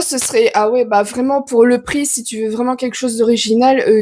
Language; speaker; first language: French; native; French